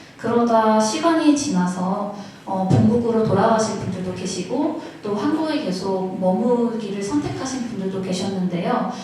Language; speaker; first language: Korean; early bilingual, other home language; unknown